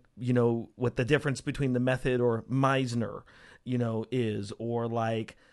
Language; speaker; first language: English; native; English